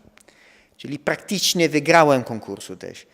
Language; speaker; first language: Polish; non-native, fluent; Italian